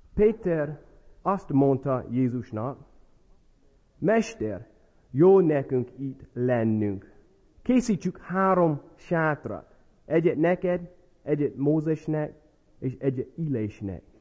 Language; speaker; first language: Hungarian; non-native, fluent; English